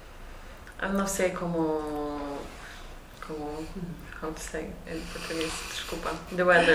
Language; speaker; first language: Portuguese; non-native, learner; Lithuanian